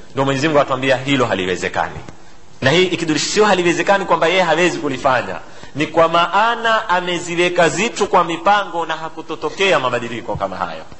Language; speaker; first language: Swahili; native; Swahili